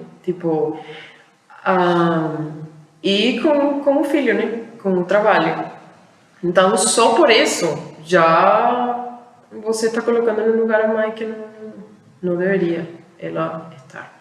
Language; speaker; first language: Portuguese; non-native, fluent; Spanish